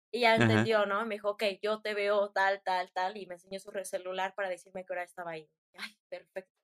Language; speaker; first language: Spanish; native; Spanish